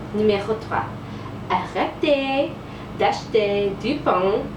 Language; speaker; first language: French; non-native, learner; English